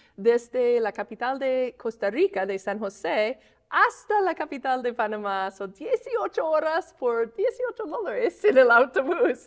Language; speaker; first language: Spanish; non-native, fluent; English